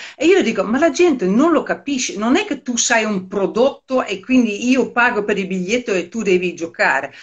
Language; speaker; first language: Italian; non-native, fluent; Dutch